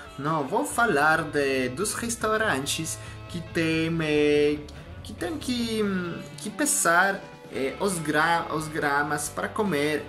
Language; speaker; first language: Portuguese; non-native, learner; French